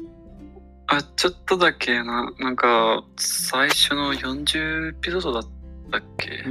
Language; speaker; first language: Japanese; non-native, learner; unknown